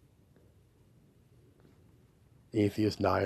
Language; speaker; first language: English; native; English